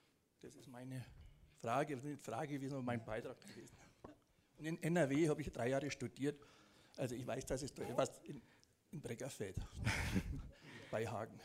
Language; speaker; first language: German; native; German